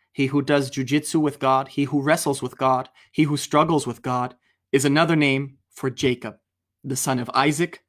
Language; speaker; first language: English; native; English